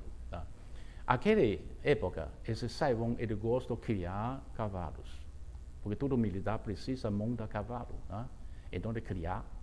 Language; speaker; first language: Portuguese; non-native, fluent; Chinese